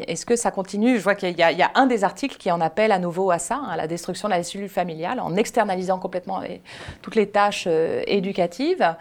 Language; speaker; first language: French; native; French